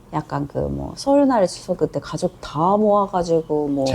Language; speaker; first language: Korean; non-native, fluent; Japanese